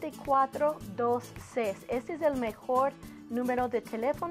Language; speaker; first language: Spanish; non-native, learner; English